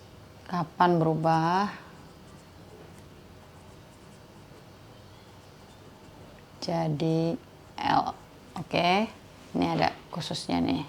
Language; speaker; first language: Indonesian; native; Indonesian